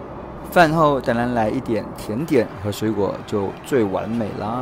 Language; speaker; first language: Chinese; native; Chinese